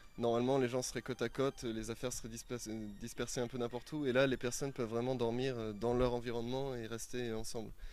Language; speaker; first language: French; native; French